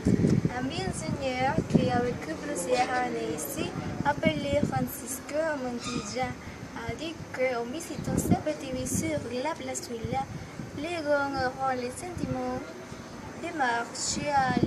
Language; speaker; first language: French; non-native, learner; Spanish